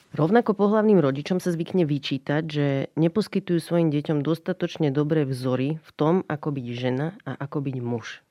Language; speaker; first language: Slovak; native; Slovak